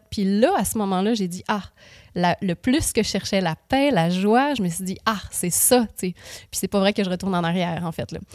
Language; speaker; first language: French; native; French